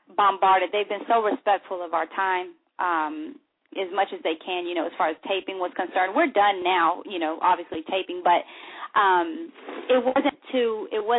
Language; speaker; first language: English; native; English